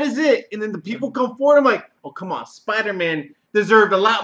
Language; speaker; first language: English; native; English